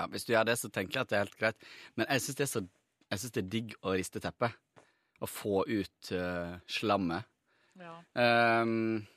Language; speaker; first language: Norwegian; native; Norwegian